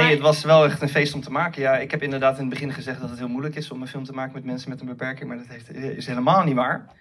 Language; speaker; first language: Dutch; native; Dutch